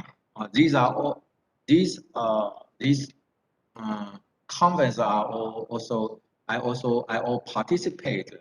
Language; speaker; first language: English; non-native, fluent; Thai